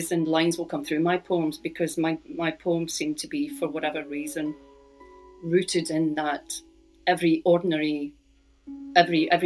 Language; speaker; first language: English; native; English